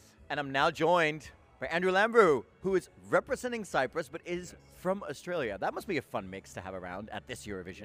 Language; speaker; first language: English; non-native, fluent; Dutch